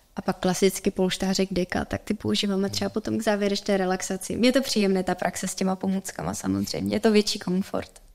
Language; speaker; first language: Czech; native; Czech